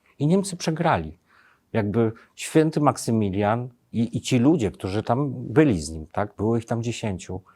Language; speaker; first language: Polish; native; Polish